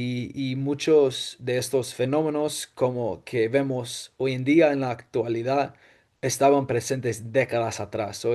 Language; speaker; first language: Spanish; non-native, fluent; English